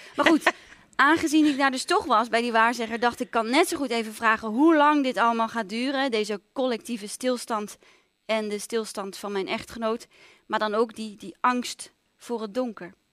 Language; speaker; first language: Dutch; native; Dutch